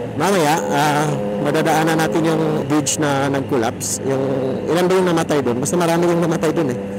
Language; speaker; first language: Filipino; non-native, local second language; Cebuano